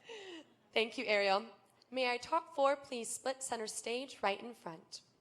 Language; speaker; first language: English; native; English